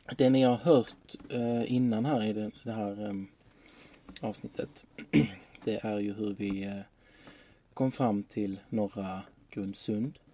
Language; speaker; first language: Swedish; native; Swedish